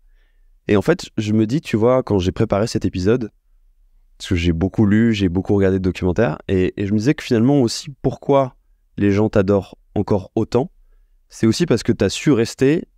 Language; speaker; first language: French; native; French